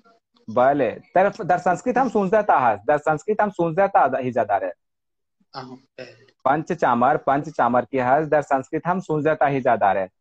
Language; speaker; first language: Persian; non-native, fluent; Hindi